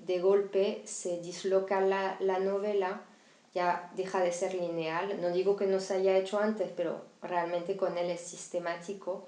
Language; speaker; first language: Spanish; non-native, fluent; French